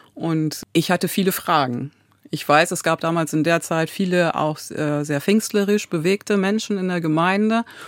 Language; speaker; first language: German; native; German